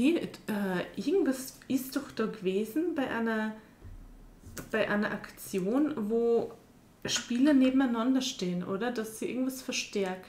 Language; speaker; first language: German; native; German